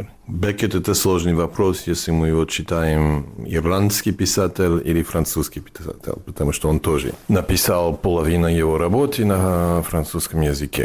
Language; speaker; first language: Russian; non-native, fluent; English